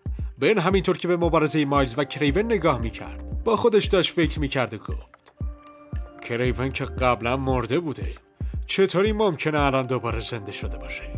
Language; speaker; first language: Persian; native; Persian